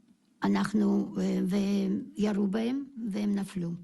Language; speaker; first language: Hebrew; non-native, fluent; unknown